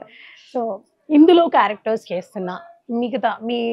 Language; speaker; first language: Telugu; native; Telugu